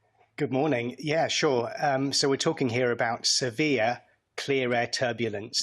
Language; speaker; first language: English; native; English